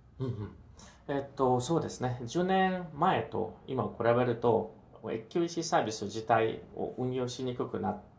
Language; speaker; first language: Japanese; non-native, fluent; Ukrainian